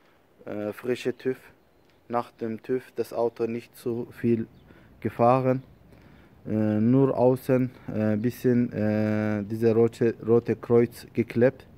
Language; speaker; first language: German; non-native, learner; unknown